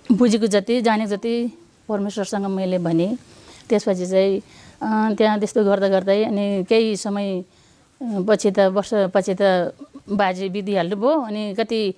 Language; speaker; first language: Nepali; non-native, local second language; Eastern Tamang